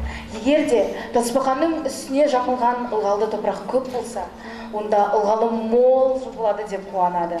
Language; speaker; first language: Kazakh; native; Kazakh